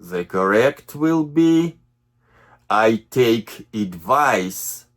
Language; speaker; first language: English; non-native, fluent; Russian